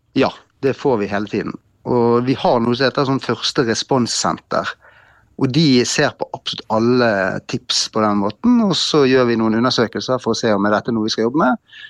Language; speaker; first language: Norwegian; native; Norwegian